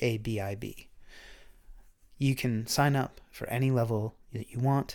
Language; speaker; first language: English; native; English